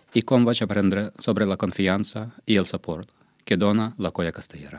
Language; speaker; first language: Catalan; non-native, fluent; Russian